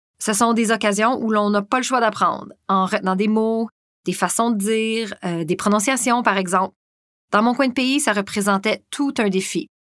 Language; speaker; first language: French; non-native, local second language; English